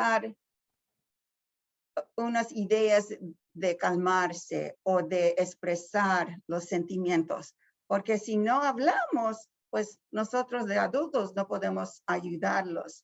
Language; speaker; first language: Spanish; early bilingual, heritage; Spanish